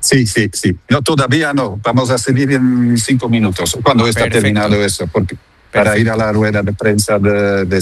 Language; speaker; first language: Spanish; non-native, fluent; Dutch